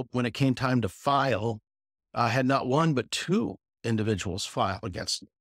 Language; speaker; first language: English; native; English